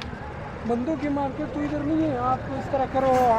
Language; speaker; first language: Hindi; non-native, fluent; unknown